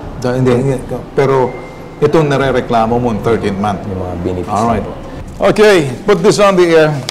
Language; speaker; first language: Filipino; native; Filipino